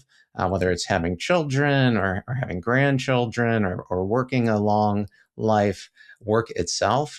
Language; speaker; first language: English; native; English